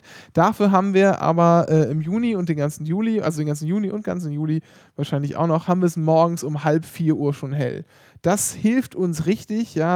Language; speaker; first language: German; native; German